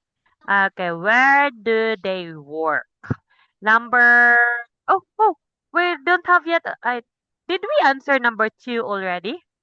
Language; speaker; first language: English; non-native, local second language; Cebuano